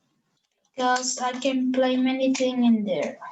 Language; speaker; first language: English; non-native, learner; Vietnamese